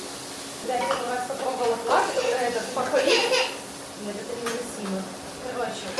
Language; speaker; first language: Russian; native; Russian